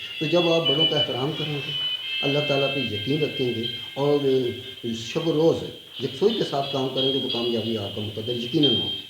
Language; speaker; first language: Urdu; non-native, local second language; Punjabi